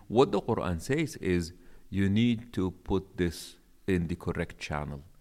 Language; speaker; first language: English; non-native, local second language; Arabic